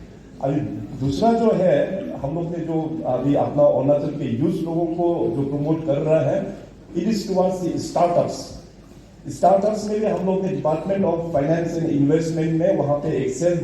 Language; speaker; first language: Hindi; non-native, local second language; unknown